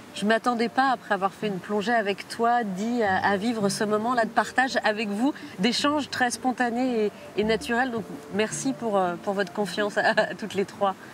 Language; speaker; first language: French; native; French